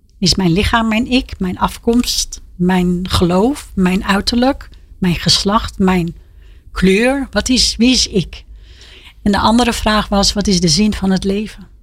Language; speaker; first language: Dutch; non-native, fluent; Persian